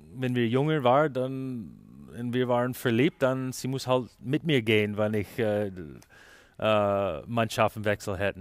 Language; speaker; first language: German; non-native, fluent; English